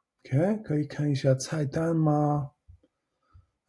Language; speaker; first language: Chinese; non-native, fluent; English